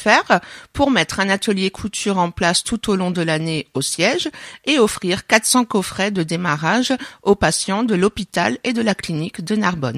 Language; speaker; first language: French; native; French